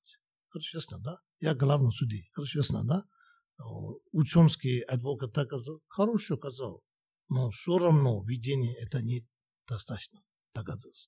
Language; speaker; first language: Russian; non-native, learner; Tibetan